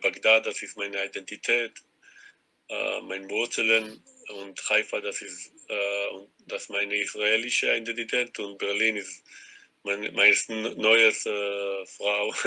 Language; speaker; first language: German; non-native, learner; Hebrew